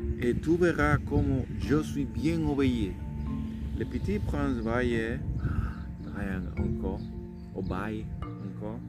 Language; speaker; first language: French; non-native, learner; Spanish